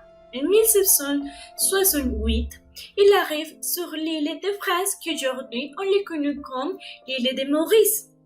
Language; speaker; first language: French; non-native, learner; Spanish